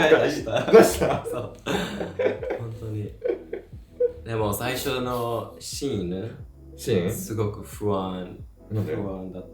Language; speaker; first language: Japanese; non-native, learner; English